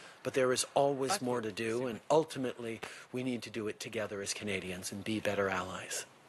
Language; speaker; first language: English; early bilingual, other home language; French